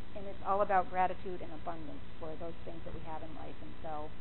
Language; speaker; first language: English; native; English